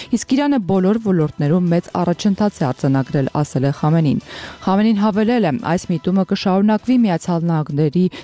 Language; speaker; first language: Armenian; native; Armenian